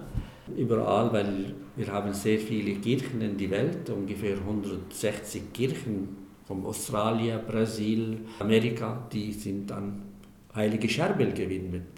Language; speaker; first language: German; non-native, fluent; Arabic